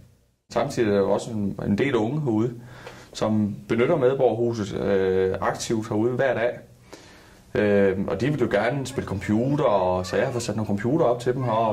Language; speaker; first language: Danish; native; Danish